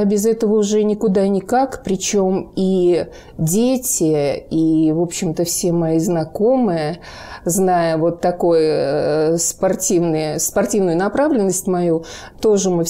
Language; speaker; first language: Russian; native; Russian